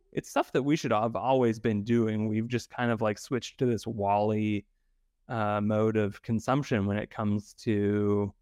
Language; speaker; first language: English; native; English